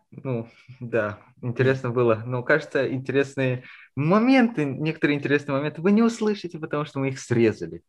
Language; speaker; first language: Russian; early bilingual, heritage; Russian